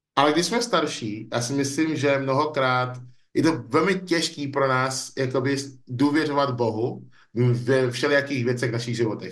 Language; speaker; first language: Czech; early bilingual, other home language; English